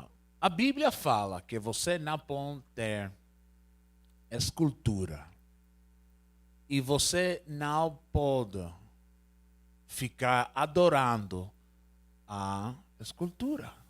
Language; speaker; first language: Portuguese; non-native, learner; Spanish